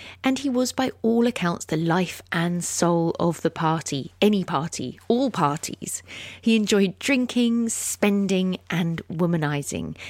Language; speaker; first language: English; native; English